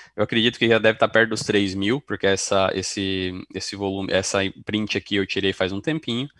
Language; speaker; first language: Portuguese; native; Portuguese